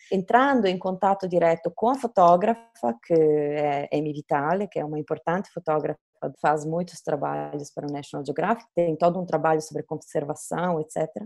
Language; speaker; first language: Portuguese; native; Portuguese